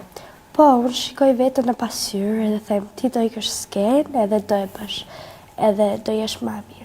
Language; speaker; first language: Albanian; early bilingual, heritage; Albanian